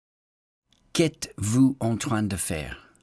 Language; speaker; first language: French; non-native, fluent; English